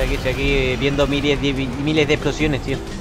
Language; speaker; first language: Spanish; native; Spanish